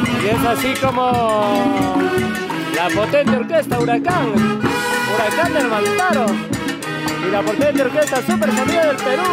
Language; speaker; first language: Spanish; native; Spanish